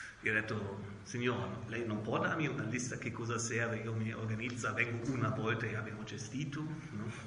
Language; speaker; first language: Italian; non-native, learner; German